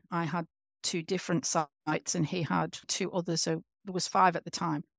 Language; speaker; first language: English; native; English